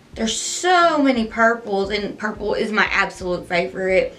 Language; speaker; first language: English; native; English